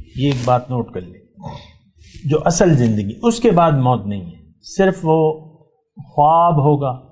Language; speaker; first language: Urdu; non-native, local second language; Pashto